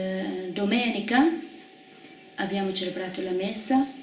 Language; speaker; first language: Italian; non-native, fluent; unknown